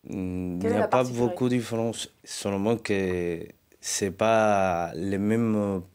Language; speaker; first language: French; non-native, learner; Spanish